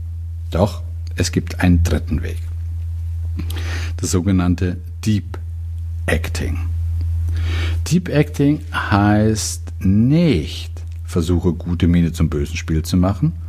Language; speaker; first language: German; native; German